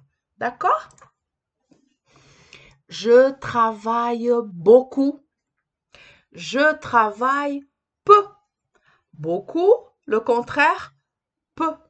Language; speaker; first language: French; non-native, fluent; Portuguese